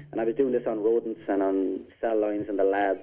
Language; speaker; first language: English; native; English